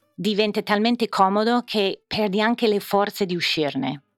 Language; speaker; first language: Italian; non-native, fluent; English